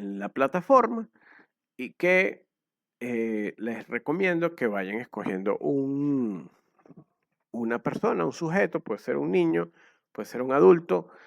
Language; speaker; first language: Spanish; native; Spanish